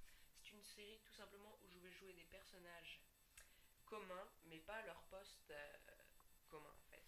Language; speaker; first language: French; native; French